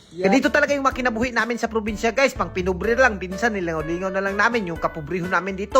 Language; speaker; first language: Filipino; non-native, local second language; Cebuano